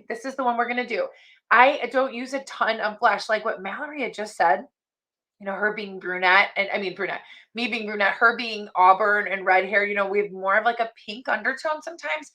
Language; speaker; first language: English; native; English